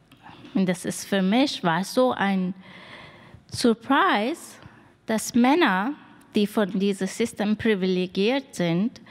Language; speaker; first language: German; non-native, learner; Persian